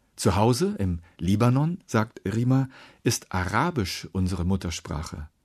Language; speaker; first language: German; native; German